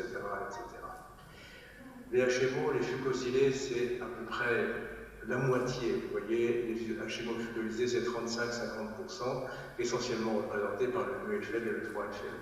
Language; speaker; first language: French; native; French